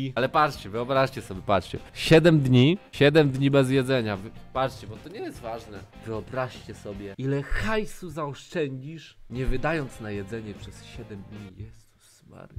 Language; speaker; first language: Polish; native; Polish